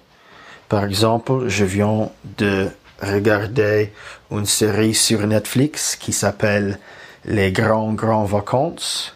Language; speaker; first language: French; non-native, learner; Russian